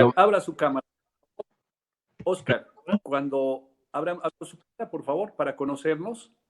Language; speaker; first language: Spanish; native; Spanish